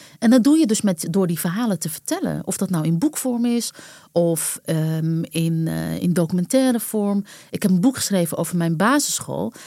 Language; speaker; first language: Dutch; early bilingual, other home language; Arabic